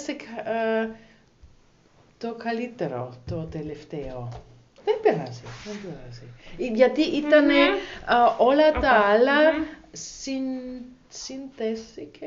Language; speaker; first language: Greek; non-native, learner; German